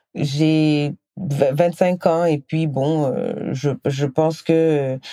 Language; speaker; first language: French; non-native, local second language; Wolof